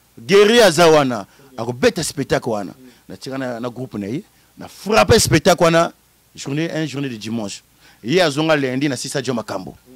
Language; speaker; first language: Lingala; native; Lingala